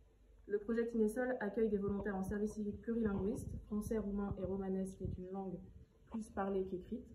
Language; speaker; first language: French; native; French